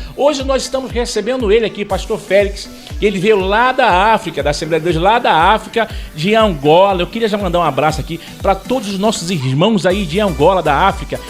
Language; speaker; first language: Portuguese; native; Portuguese